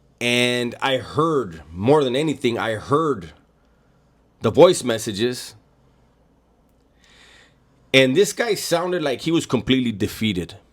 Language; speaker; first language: English; native; English